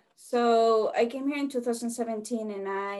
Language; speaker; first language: English; non-native, fluent; Spanish